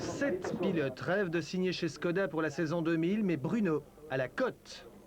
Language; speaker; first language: French; native; French